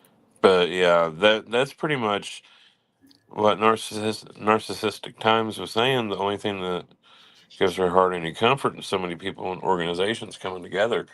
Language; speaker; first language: English; native; English